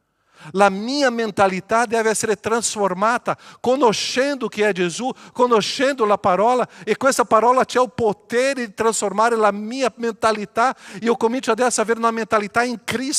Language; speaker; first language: Italian; non-native, fluent; Portuguese